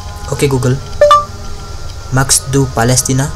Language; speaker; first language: German; non-native, learner; Indonesian